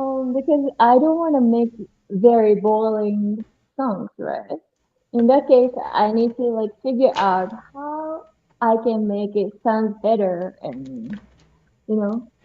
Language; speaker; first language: English; non-native, learner; Japanese